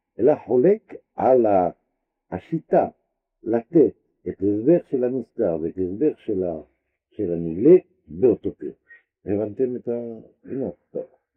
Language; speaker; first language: Hebrew; non-native, fluent; French